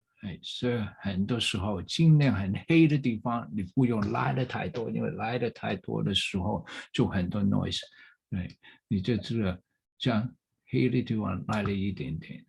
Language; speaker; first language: Chinese; non-native, fluent; English